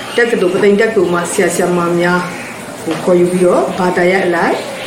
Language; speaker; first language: Burmese; native; Burmese